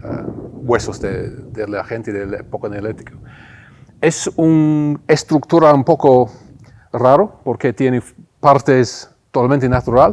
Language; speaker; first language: Spanish; non-native, fluent; English